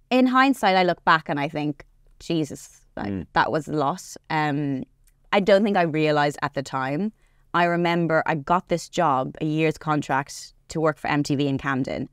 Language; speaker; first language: English; native; English